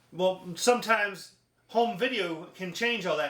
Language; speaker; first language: English; native; English